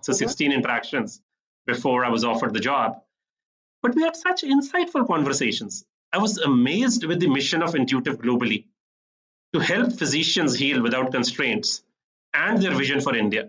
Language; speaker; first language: English; non-native, local second language; Punjabi